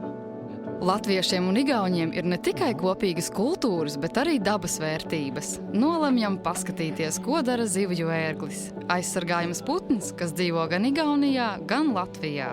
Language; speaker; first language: Latvian; native; Latvian